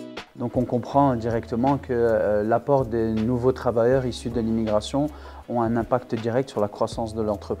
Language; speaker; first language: French; native; French